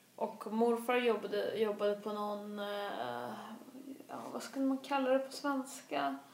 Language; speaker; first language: Swedish; early bilingual, other home language; Russian